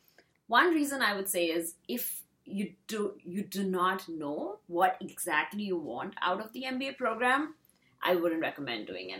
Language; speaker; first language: English; non-native, local second language; Hindi